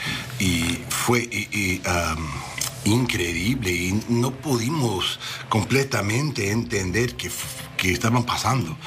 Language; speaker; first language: Spanish; non-native, learner; English